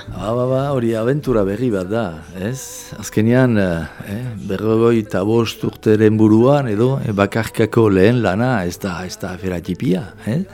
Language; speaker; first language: Basque; native; Basque